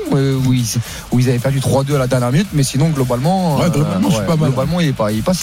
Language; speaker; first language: French; native; French